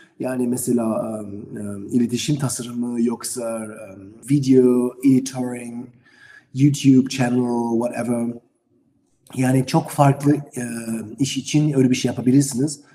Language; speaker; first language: Turkish; non-native, learner; German